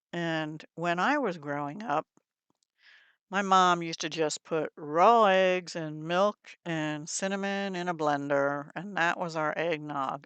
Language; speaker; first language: English; native; English